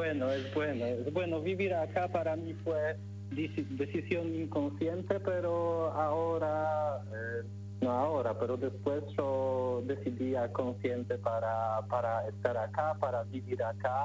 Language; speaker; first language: Spanish; non-native, learner; Polish